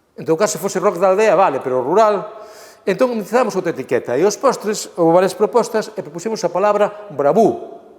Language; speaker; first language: Galician; native; Galician